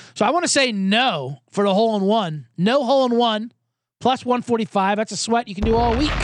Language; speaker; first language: English; native; English